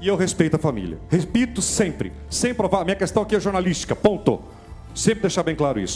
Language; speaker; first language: Portuguese; native; Portuguese